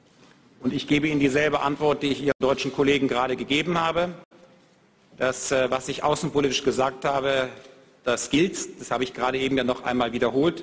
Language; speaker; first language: German; native; German